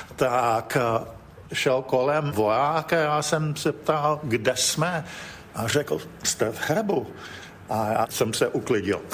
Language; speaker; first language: Czech; early bilingual, heritage; English